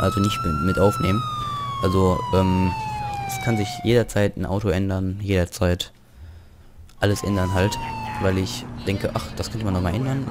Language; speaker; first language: German; native; German